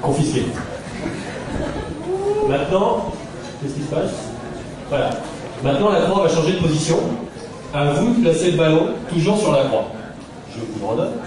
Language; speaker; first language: French; native; French